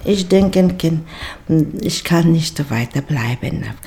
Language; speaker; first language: German; non-native, learner; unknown